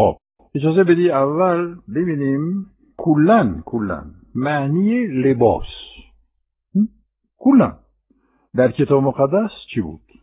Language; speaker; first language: Persian; non-native, fluent; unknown